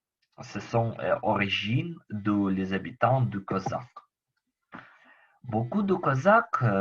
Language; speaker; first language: French; non-native, learner; Ukrainian